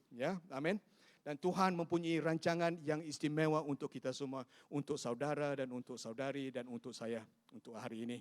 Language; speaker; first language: Malay; non-native, local second language; Chinese